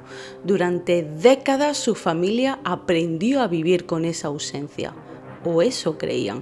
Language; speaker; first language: Spanish; native; Spanish